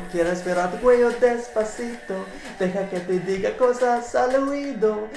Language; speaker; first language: Spanish; non-native, learner; Swedish